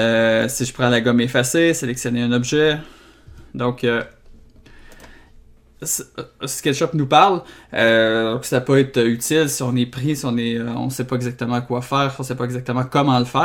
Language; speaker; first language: French; native; French